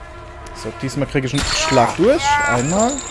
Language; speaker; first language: German; native; German